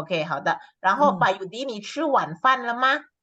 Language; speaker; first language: Chinese; non-native, fluent; Indonesian